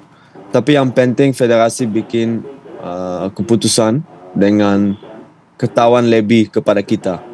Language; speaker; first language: Indonesian; non-native, fluent; Dutch